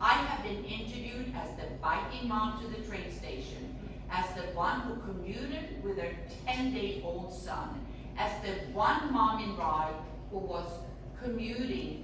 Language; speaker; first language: English; non-native, fluent; Swedish